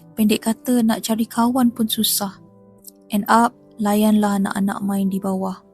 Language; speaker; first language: Malay; native; Malay